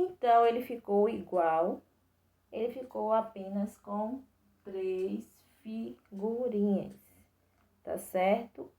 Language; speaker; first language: Portuguese; native; Portuguese